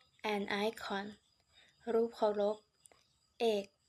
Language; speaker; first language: English; non-native, learner; Thai